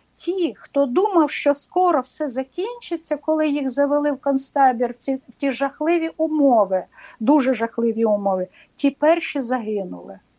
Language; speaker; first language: Ukrainian; non-native, local second language; Russian